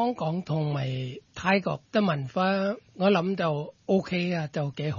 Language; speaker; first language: Cantonese; non-native, fluent; Thai